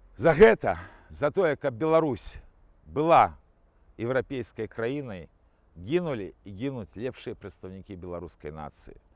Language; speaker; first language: Belarusian; non-native, local second language; Russian